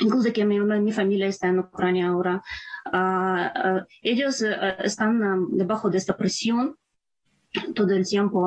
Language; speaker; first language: Spanish; non-native, fluent; Ukrainian